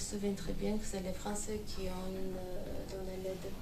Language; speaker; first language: French; non-native, fluent; Armenian